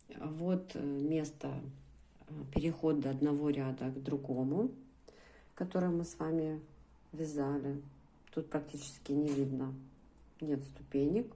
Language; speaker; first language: Russian; native; Russian